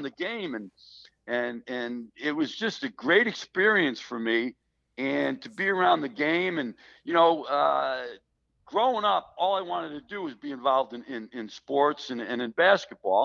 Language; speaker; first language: English; native; English